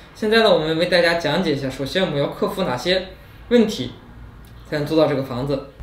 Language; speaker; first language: Chinese; native; Chinese